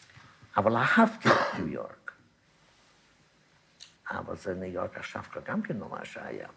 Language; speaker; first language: Hebrew; non-native, fluent; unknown